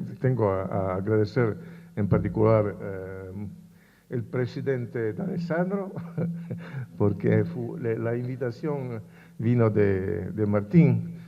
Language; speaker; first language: Spanish; non-native, fluent; Italian